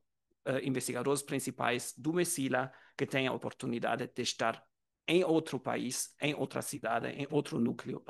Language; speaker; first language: Portuguese; non-native, learner; German